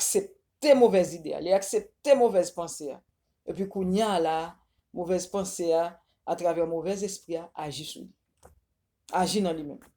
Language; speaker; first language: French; non-native, local second language; Haitian Creole